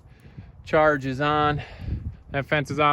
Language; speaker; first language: English; native; English